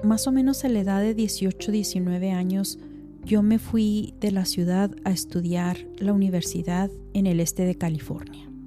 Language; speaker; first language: Spanish; native; Spanish